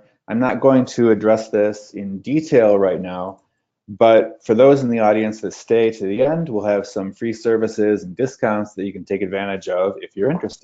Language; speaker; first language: English; native; English